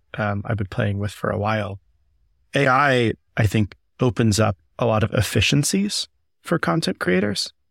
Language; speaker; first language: English; native; English